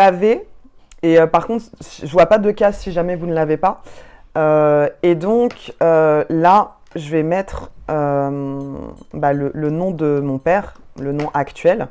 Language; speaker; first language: French; native; French